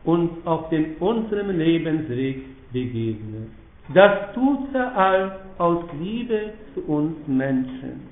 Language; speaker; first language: German; non-native, fluent; Polish